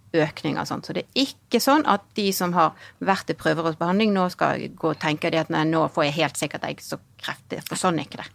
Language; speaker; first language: Norwegian; native; Norwegian